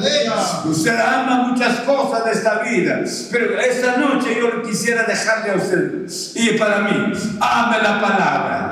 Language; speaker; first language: Spanish; native; Spanish